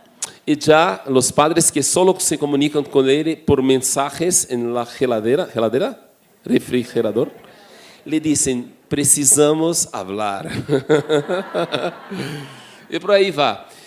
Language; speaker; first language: Spanish; non-native, fluent; Portuguese